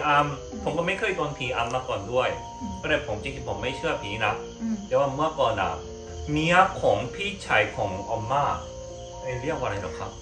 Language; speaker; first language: Thai; non-native, fluent; Korean